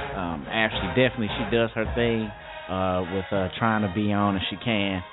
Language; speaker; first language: English; native; English